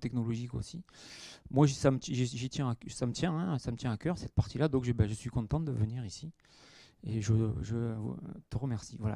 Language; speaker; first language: French; native; French